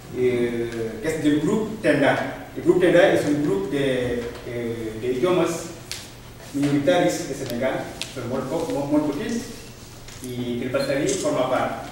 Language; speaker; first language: Catalan; non-native, learner; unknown